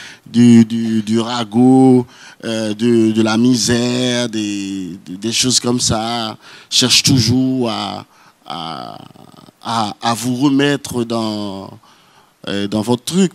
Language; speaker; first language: French; non-native, local second language; Haitian Creole